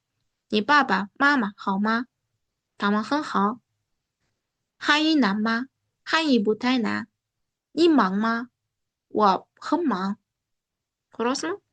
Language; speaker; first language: Chinese; non-native, fluent; Uzbek